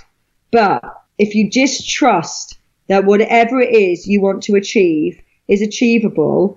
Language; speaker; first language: English; native; English